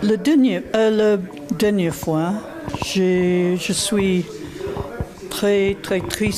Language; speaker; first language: French; non-native, learner; English